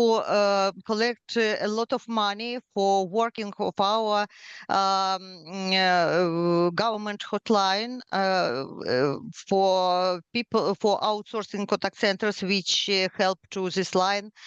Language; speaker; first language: English; non-native, learner; Ukrainian